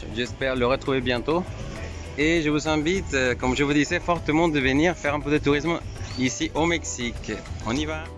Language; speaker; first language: French; non-native, fluent; Spanish